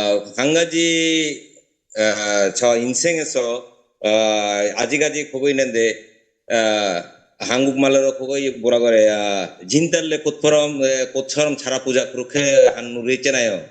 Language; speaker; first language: Korean; non-native, learner; Bangla